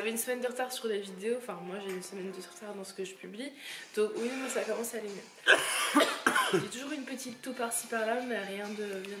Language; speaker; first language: French; native; French